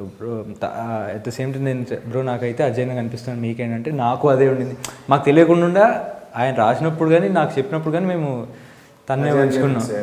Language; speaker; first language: Telugu; native; Telugu